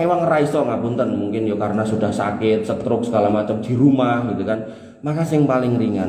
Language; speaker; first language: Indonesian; non-native, local second language; Javanese